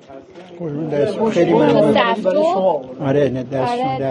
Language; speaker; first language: Persian; native; Persian